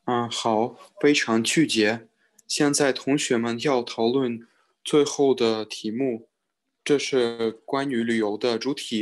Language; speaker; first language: Chinese; non-native, learner; Russian